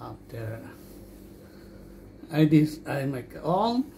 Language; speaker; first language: English; non-native, learner; Filipino